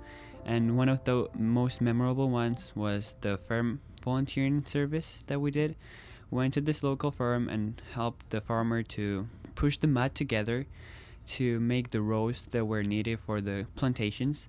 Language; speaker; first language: English; non-native, fluent; Georgian